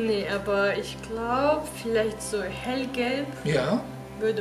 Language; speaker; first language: German; non-native, fluent; Romanian